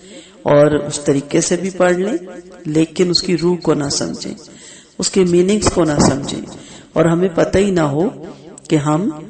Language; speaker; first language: Urdu; native; Urdu